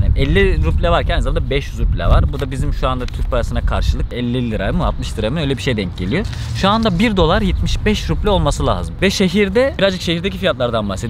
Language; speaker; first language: Turkish; native; Turkish